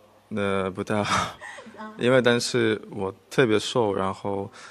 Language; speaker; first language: Chinese; non-native, fluent; Russian